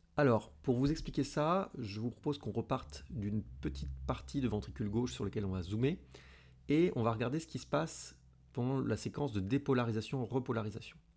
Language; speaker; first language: French; native; French